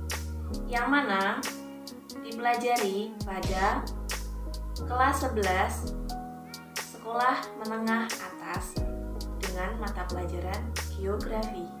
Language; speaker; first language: Indonesian; native; Indonesian